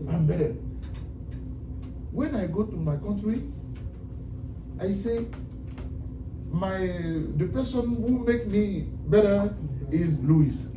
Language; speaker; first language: English; non-native, learner; French